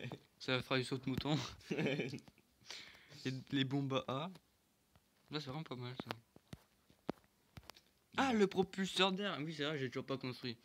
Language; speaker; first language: French; native; French